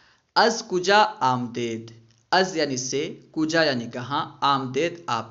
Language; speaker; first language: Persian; non-native, fluent; Urdu